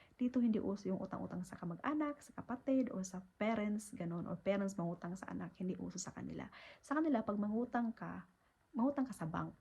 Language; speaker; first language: Filipino; native; Filipino